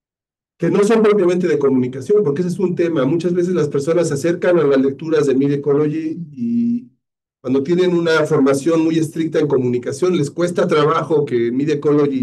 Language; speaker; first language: Spanish; native; Spanish